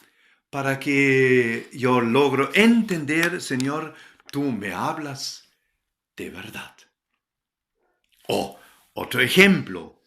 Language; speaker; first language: Spanish; non-native, fluent; German